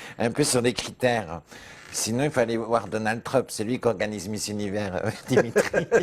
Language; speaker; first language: French; native; French